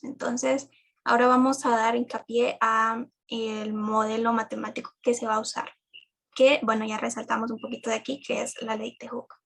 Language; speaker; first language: Spanish; native; Spanish